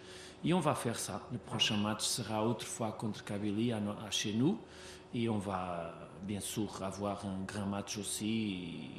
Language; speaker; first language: French; non-native, learner; Portuguese